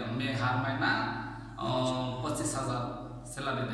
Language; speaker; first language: Hindi; non-native, learner; Bangla